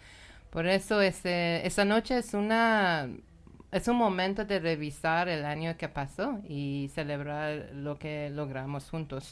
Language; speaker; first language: Spanish; non-native, learner; Persian